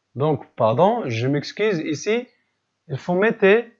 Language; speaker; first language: French; non-native, local second language; Arabic